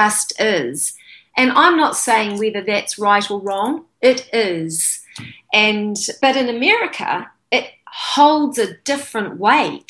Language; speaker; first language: English; native; English